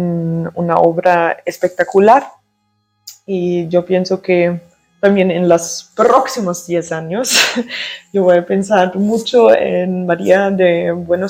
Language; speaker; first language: Spanish; early bilingual, heritage; German